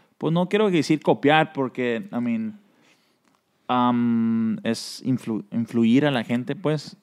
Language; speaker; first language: Spanish; early bilingual, heritage; Spanish